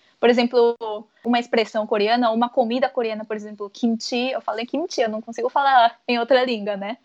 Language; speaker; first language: Portuguese; early bilingual, other home language; Korean